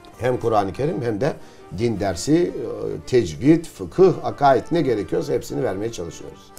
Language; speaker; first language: Turkish; native; Turkish